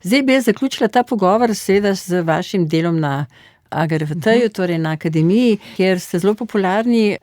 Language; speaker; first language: Slovenian; native; Slovenian